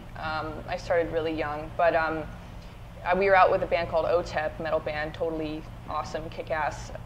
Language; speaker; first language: English; native; English